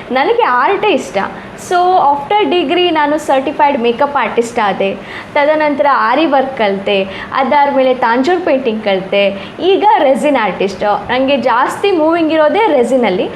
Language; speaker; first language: Kannada; native; Kannada